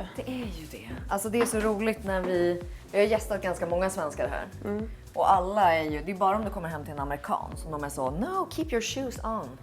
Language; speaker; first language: Swedish; native; Swedish